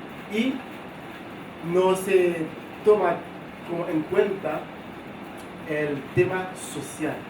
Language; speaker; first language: Spanish; non-native, fluent; Haitian Creole